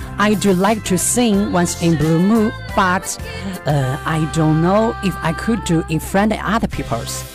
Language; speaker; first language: English; non-native, learner; Chinese